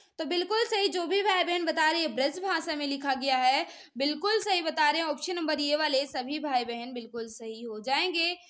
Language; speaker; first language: Hindi; native; Hindi